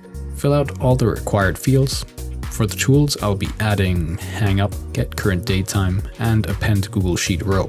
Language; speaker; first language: English; native; English